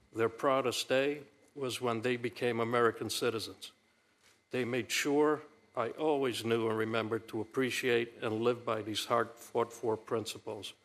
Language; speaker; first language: English; early bilingual, other home language; Romanian